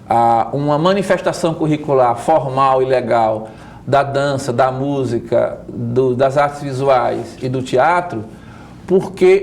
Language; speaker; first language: Portuguese; native; Portuguese